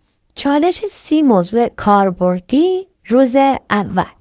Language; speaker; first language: Persian; native; Persian